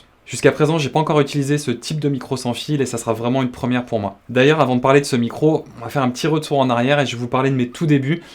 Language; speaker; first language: French; native; French